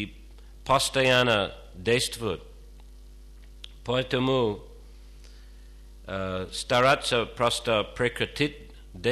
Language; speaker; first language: Russian; non-native, fluent; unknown